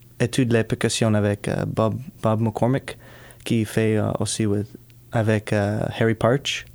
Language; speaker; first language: French; non-native, learner; English